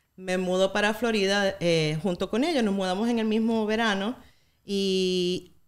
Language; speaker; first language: Spanish; native; Spanish